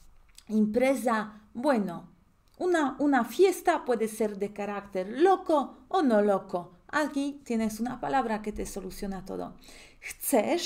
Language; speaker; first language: Spanish; non-native, fluent; Polish